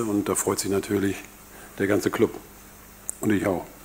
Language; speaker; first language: German; native; German